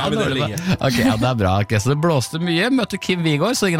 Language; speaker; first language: Norwegian; native; Norwegian